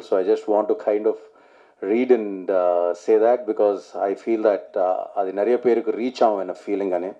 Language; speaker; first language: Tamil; non-native, learner; Telugu